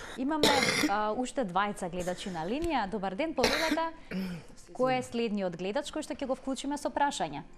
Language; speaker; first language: Macedonian; native; Macedonian